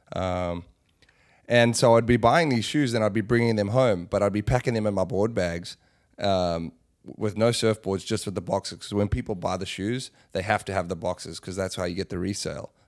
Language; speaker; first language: English; native; English